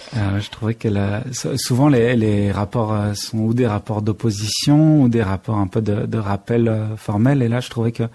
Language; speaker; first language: French; native; French